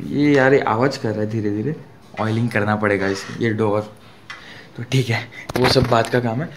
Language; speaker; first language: Hindi; non-native, local second language; Marathi